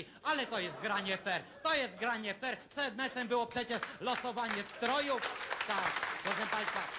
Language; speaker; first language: Polish; native; Polish